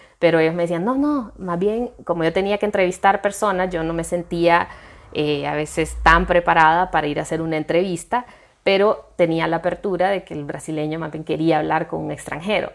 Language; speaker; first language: Spanish; native; Spanish